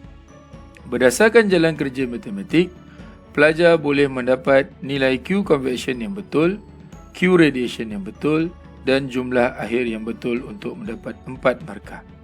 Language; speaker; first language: Malay; native; Malay